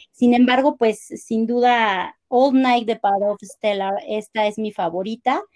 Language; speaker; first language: Spanish; native; Spanish